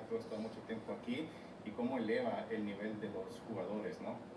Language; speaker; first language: Spanish; early bilingual, heritage; Spanish